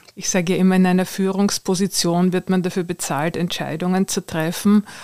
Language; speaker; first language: German; native; German